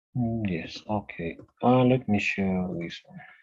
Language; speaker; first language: English; non-native, fluent; Spanish